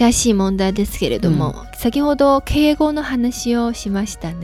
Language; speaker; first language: Japanese; non-native, fluent; Chinese